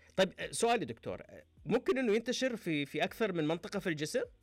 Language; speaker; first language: Arabic; native; Arabic